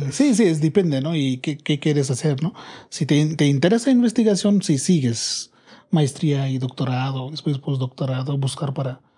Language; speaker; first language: Spanish; non-native, learner; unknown